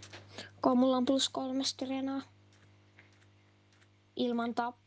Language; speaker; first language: Finnish; native; Finnish